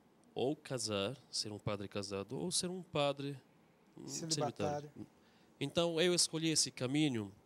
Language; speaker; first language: Portuguese; non-native, fluent; Arabic